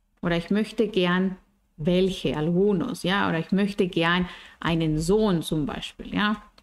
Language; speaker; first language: German; non-native, fluent; Spanish